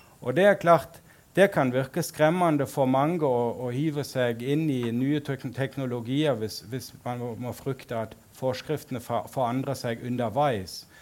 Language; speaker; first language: Norwegian; non-native, fluent; German